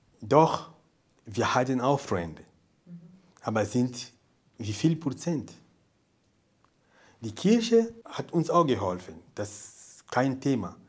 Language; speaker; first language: German; non-native, fluent; Portuguese